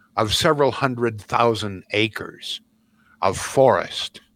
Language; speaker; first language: English; native; English